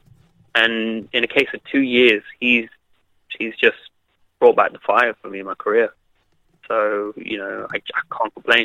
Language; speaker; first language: English; native; English